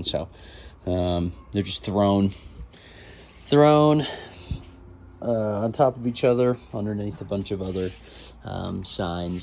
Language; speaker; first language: English; native; English